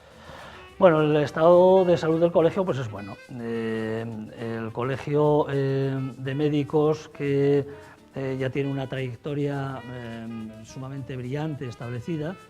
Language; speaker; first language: Spanish; native; Spanish